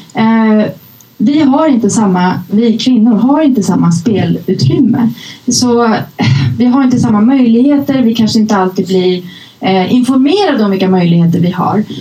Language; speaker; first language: Swedish; early bilingual, other home language; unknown